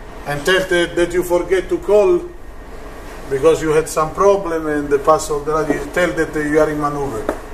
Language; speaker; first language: English; non-native, fluent; Italian